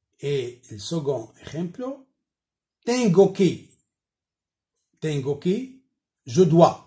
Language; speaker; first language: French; non-native, local second language; Arabic